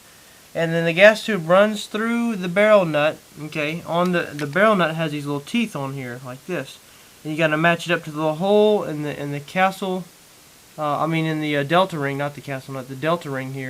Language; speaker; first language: English; native; English